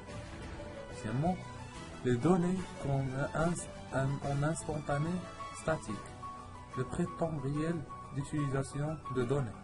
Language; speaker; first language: French; non-native, learner; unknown